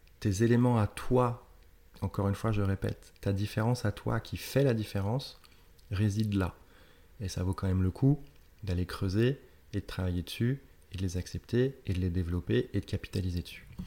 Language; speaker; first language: French; native; French